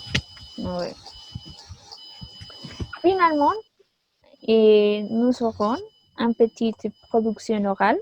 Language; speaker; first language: French; non-native, fluent; Spanish